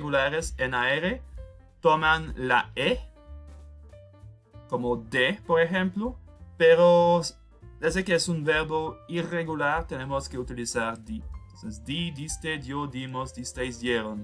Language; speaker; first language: Spanish; non-native, fluent; French